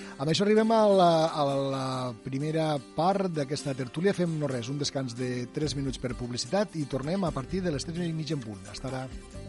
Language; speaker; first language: Catalan; native; Catalan